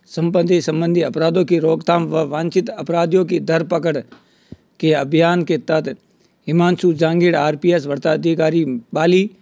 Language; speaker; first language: Hindi; native; Hindi